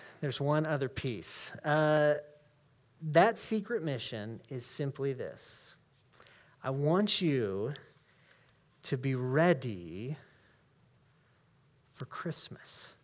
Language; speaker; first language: English; native; English